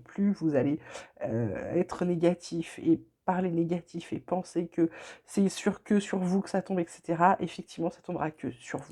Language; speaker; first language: French; native; French